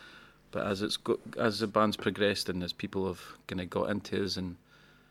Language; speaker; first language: English; native; English